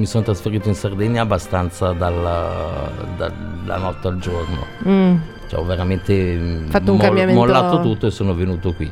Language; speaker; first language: Italian; native; Italian